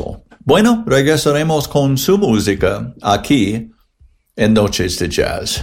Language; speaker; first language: Spanish; non-native, fluent; English